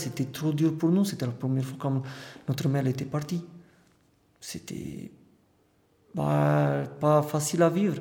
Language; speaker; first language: French; non-native, fluent; Romanian